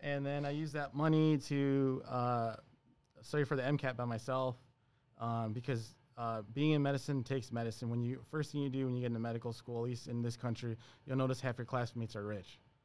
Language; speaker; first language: English; early bilingual, other home language; Spanish